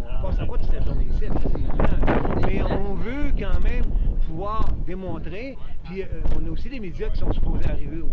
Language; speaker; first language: French; native; French